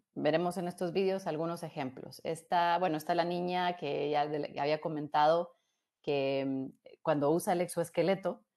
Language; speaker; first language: Spanish; native; Spanish